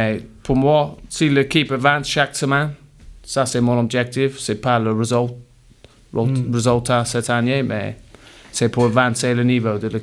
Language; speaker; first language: French; non-native, learner; English